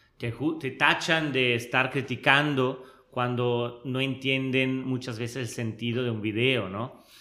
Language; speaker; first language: Spanish; non-native, fluent; Italian